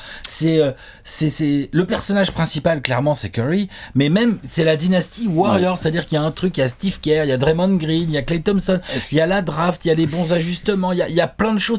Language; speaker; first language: French; native; French